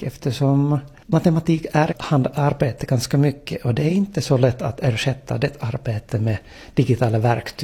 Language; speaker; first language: Swedish; non-native, local second language; Finnish